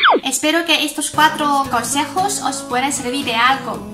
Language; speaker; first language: Spanish; non-native, fluent; Chinese